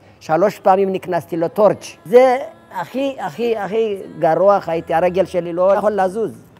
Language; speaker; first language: Hebrew; non-native, learner; Amharic